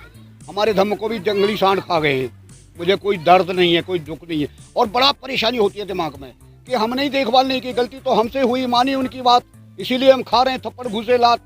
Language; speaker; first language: Hindi; native; Hindi